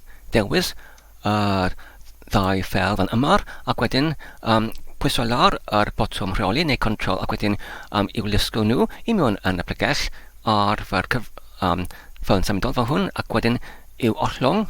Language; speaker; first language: Welsh; non-native, learner; English